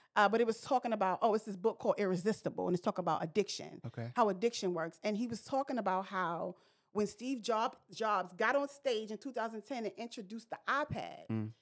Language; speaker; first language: English; native; English